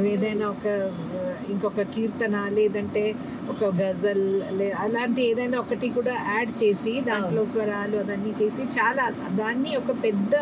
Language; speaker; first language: Telugu; non-native, local second language; Malayalam